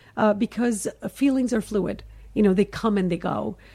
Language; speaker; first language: English; early bilingual, heritage; Hindi